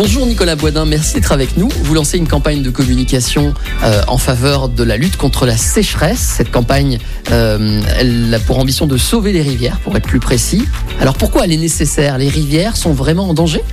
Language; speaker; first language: French; native; French